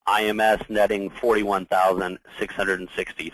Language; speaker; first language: English; native; English